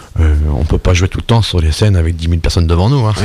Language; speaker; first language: French; native; French